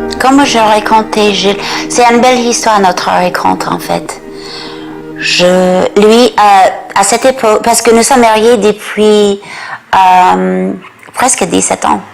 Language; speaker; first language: French; non-native, learner; English